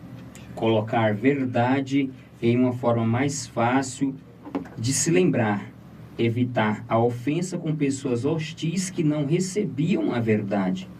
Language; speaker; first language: Portuguese; native; Portuguese